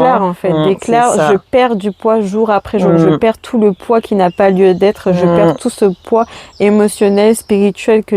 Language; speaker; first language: French; native; French